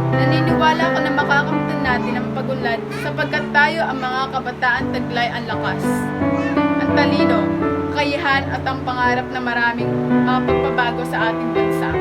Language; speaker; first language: Filipino; native; Filipino